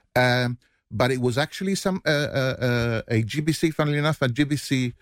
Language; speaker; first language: English; non-native, fluent; Spanish